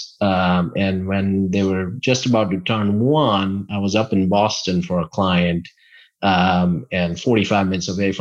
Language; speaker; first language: English; non-native, local second language; Gujarati